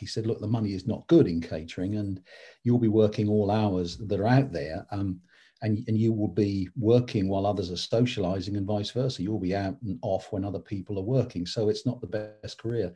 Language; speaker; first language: English; native; English